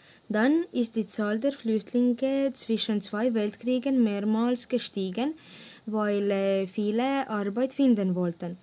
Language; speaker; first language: German; non-native, learner; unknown